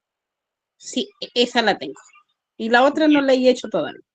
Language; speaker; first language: Spanish; native; Spanish